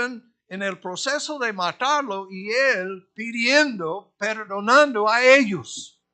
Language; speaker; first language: Spanish; non-native, fluent; English